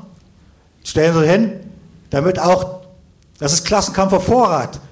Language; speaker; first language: German; native; German